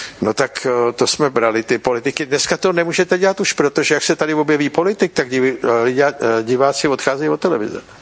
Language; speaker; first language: Czech; native; Czech